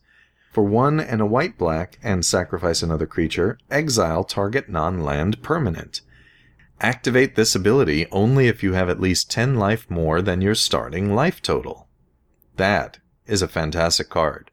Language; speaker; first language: English; native; English